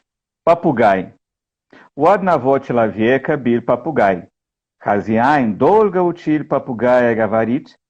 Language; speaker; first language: Russian; non-native, learner; Portuguese